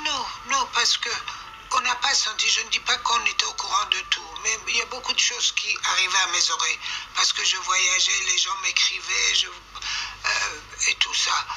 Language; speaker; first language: French; non-native, fluent; Persian